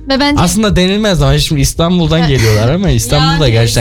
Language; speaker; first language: Turkish; native; Turkish